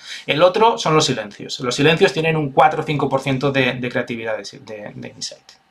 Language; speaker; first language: Spanish; native; Spanish